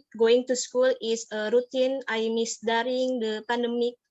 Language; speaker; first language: English; non-native, learner; Indonesian